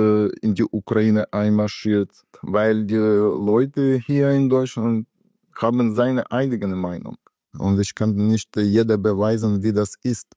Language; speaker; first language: German; non-native, learner; Russian